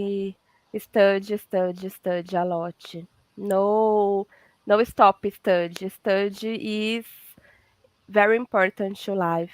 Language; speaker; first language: English; non-native, learner; Portuguese